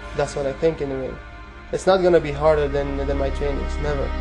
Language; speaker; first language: English; non-native, fluent; Persian